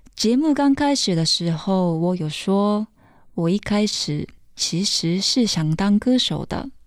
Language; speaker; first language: Chinese; non-native, fluent; Japanese